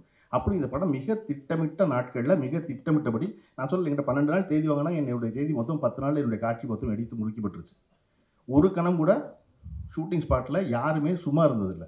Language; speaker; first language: Tamil; native; Tamil